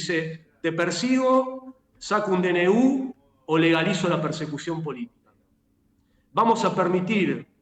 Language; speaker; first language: Spanish; native; Spanish